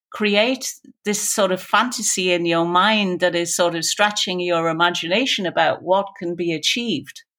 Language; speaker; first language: English; native; English